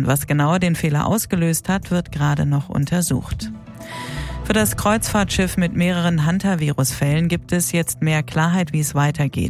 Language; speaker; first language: German; native; German